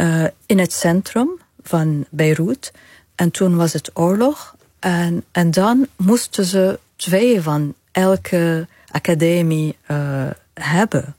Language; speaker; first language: Dutch; non-native, fluent; Arabic